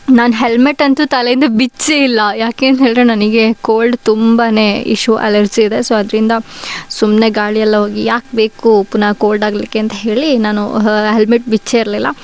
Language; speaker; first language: Kannada; non-native, local second language; Malayalam